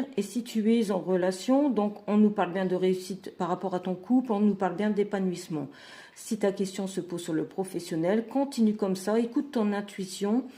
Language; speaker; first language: French; native; French